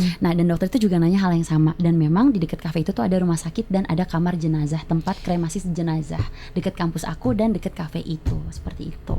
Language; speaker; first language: Indonesian; native; Indonesian